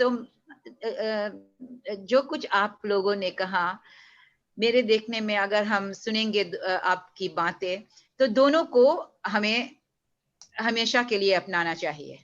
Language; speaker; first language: Hindi; non-native, fluent; English